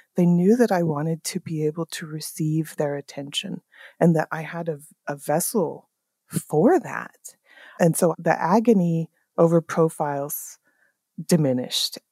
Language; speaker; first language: English; native; English